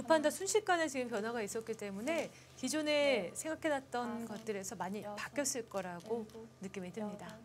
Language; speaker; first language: Korean; native; Korean